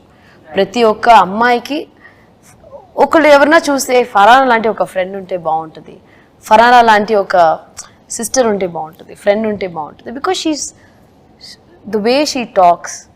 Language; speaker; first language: Telugu; non-native, fluent; Tamil